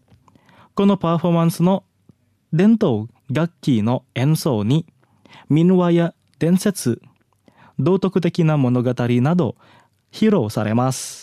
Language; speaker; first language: Japanese; non-native, fluent; Indonesian